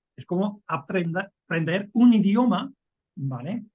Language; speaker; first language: Spanish; non-native, fluent; English